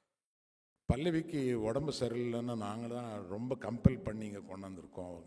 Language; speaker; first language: Tamil; non-native, local second language; Telugu